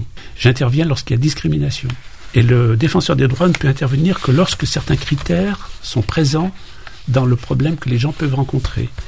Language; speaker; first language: French; native; French